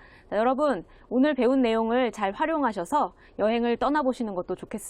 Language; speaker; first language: Korean; native; Korean